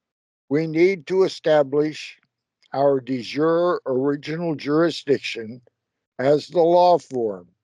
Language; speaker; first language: English; native; English